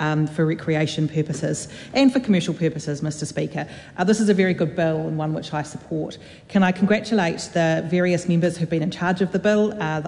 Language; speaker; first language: English; native; English